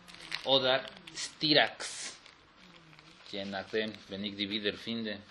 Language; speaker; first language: German; non-native, fluent; Spanish